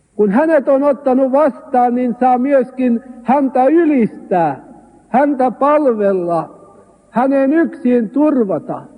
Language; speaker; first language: Finnish; non-native, local second language; Swedish